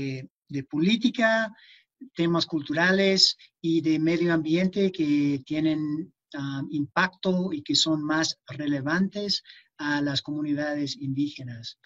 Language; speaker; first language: Spanish; non-native, fluent; English